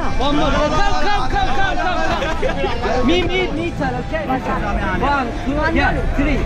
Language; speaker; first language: English; non-native, learner; Turkish